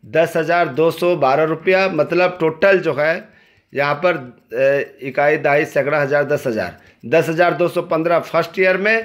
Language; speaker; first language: Hindi; native; Hindi